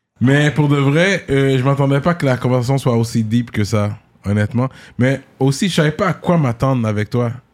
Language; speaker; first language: French; native; French